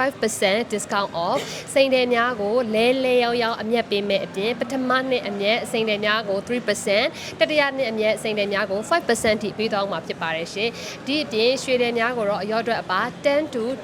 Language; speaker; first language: Burmese; native; Burmese